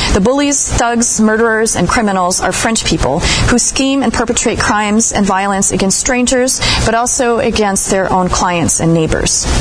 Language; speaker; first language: English; native; English